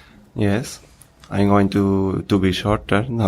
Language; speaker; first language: English; non-native, learner; Spanish